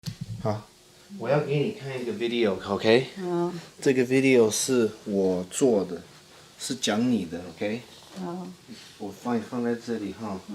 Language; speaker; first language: Chinese; early bilingual, heritage; English